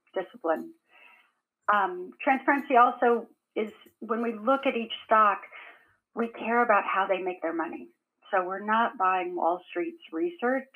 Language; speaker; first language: English; native; English